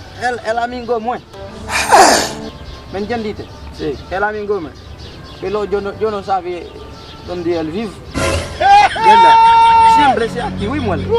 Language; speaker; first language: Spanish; non-native, learner; Haitian Creole